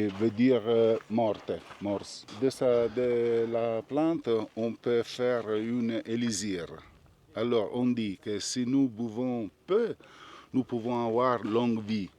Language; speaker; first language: French; non-native, learner; Italian